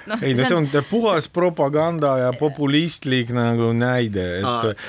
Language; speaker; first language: Estonian; non-native, local second language; Russian